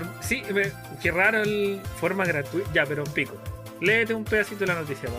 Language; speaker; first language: Spanish; native; Spanish